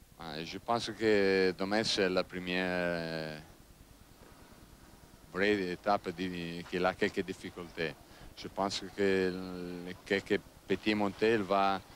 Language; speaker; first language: French; non-native, learner; Italian